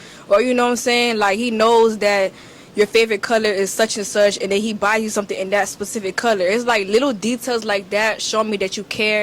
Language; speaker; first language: English; native; English